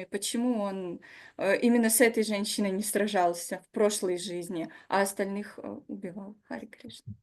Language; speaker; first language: Russian; native; Russian